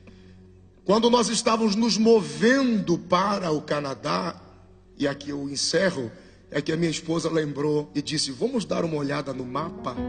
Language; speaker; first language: Portuguese; native; Portuguese